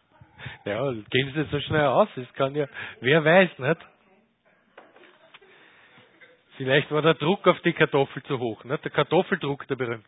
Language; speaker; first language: German; native; German